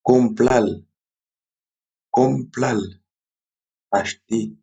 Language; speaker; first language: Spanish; non-native, learner; Haitian Creole